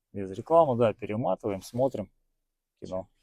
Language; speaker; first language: Russian; native; Russian